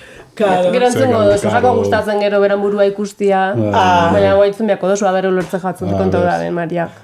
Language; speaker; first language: Basque; native; Basque